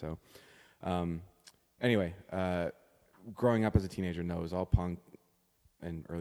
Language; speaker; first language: English; native; English